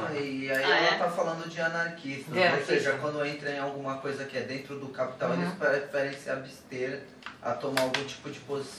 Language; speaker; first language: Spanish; non-native, learner; Portuguese